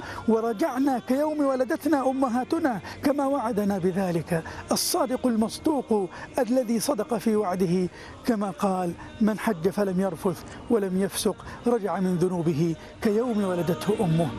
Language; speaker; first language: Arabic; native; Arabic